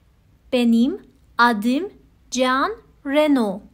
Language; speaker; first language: Turkish; non-native, fluent; Persian